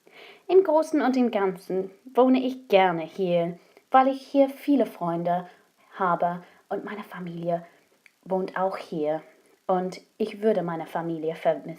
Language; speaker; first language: German; non-native, fluent; English